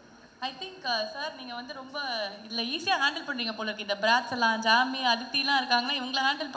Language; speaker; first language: Tamil; native; Tamil